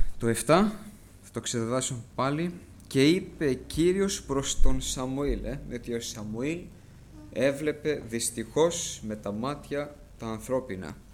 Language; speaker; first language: Greek; early bilingual, heritage; Greek